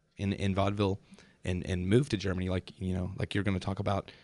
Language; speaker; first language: English; early bilingual, other home language; German